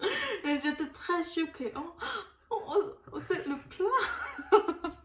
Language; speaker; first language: French; non-native, learner; Korean